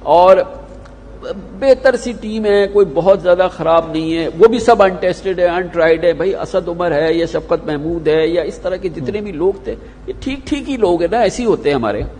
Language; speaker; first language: Urdu; native; Urdu